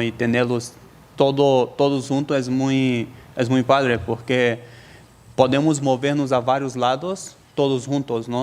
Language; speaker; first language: Spanish; native; Spanish